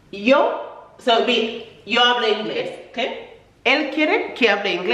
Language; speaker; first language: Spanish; non-native, fluent; English